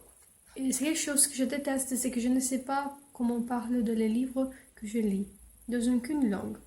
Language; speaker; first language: French; non-native, learner; English